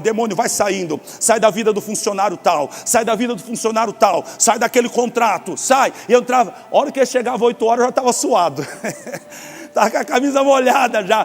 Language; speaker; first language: Portuguese; native; Portuguese